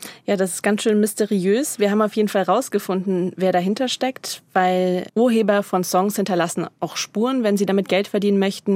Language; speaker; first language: German; native; German